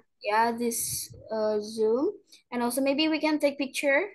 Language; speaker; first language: English; non-native, learner; Indonesian